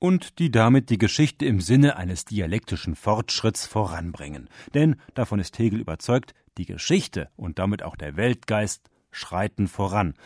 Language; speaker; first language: German; native; German